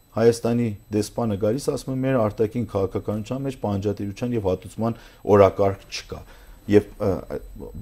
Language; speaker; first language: Armenian; native; Armenian